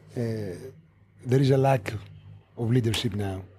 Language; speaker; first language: English; non-native, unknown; Greek